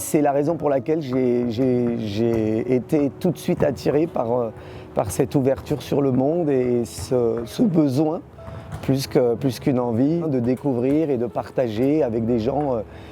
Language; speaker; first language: French; early bilingual, other home language; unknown